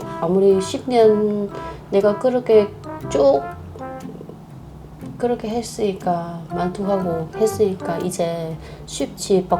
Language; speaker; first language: Korean; non-native, learner; Vietnamese